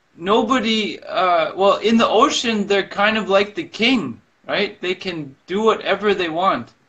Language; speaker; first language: English; native; English